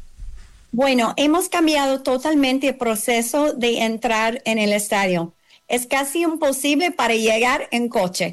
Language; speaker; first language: Spanish; non-native, learner; English